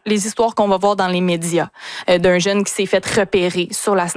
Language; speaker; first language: French; native; French